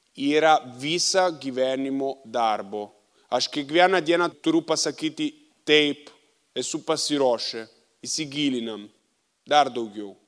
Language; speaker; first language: Lithuanian; non-native, fluent; Italian